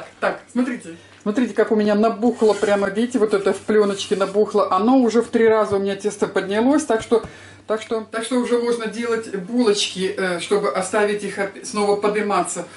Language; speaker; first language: Russian; native; Russian